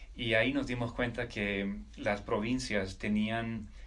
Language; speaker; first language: Spanish; native; Spanish